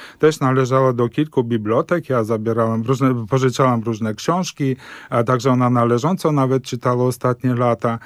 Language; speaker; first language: Polish; early bilingual, heritage; Polish